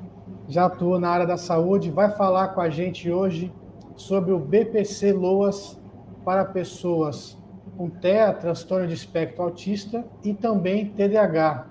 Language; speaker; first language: Portuguese; native; Portuguese